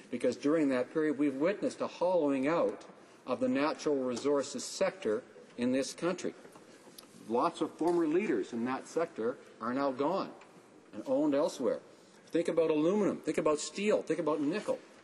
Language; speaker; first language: English; native; English